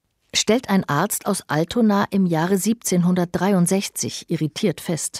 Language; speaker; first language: German; native; German